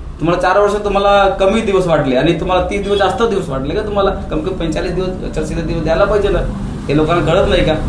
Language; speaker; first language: Marathi; non-native, local second language; Hindi